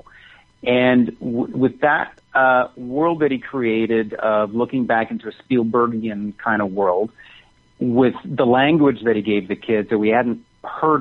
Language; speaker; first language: English; native; English